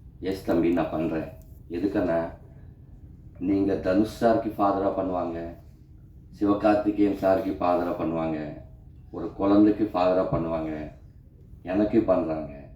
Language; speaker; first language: Tamil; non-native, local second language; Telugu